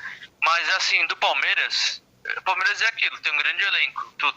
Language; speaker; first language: Portuguese; native; Portuguese